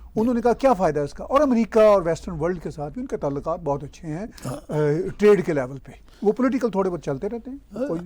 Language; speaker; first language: Urdu; non-native, local second language; Punjabi